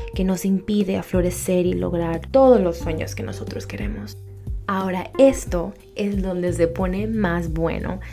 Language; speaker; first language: Spanish; early bilingual, heritage; Spanish